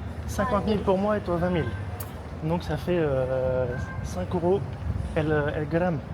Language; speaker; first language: French; native; French